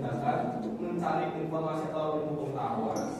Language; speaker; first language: Indonesian; native; Indonesian